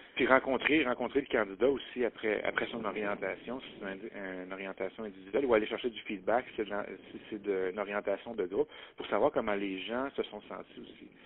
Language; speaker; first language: French; native; French